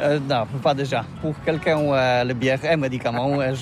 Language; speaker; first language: French; non-native, learner; Polish